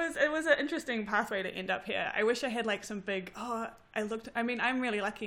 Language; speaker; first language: English; native; English